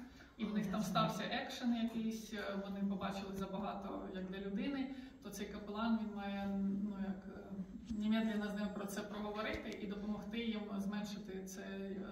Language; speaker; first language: Ukrainian; native; Ukrainian